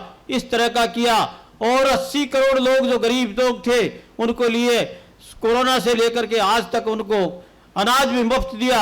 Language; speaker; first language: Hindi; native; Hindi